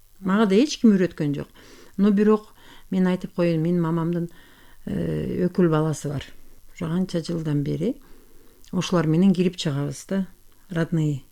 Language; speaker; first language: Kyrgyz; non-native, local second language; Turkish